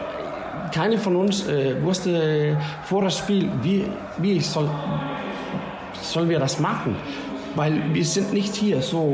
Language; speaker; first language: German; non-native, learner; Danish